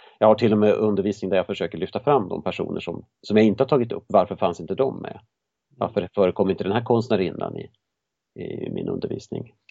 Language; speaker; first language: Swedish; native; Swedish